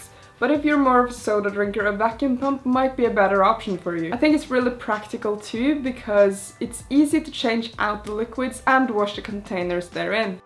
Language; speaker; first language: English; non-native, fluent; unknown